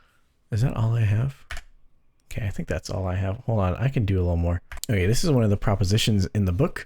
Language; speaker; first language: English; native; English